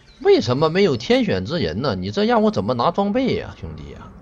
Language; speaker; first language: Chinese; native; Chinese